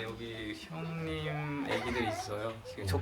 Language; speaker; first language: Korean; non-native, learner; Uzbek